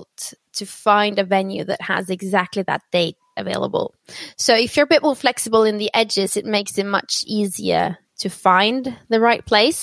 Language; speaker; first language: English; native; English